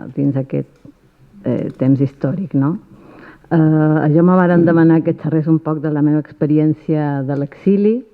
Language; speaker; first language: Catalan; early bilingual, other home language; Spanish